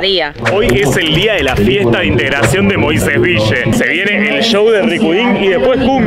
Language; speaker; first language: Spanish; native; Spanish